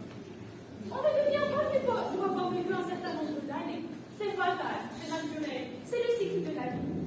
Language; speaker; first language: French; non-native, local second language; Arabic